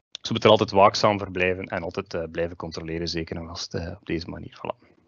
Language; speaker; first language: Dutch; native; Dutch